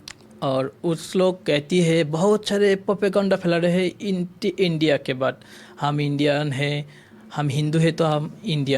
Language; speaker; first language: Hindi; non-native, learner; Bangla